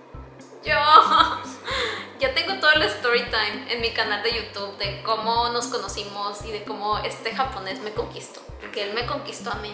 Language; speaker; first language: Spanish; native; Spanish